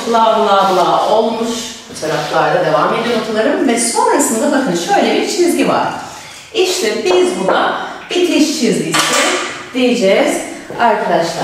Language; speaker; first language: Turkish; native; Turkish